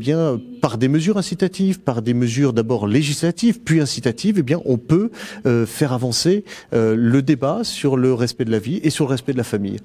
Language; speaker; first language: French; native; French